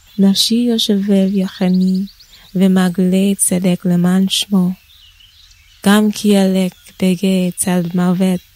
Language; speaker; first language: Hebrew; non-native, learner; English